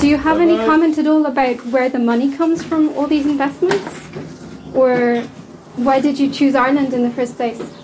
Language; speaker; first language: English; native; English